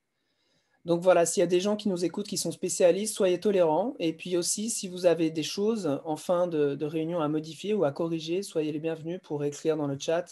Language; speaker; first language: French; native; French